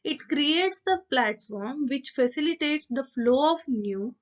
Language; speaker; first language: English; non-native, local second language; Kannada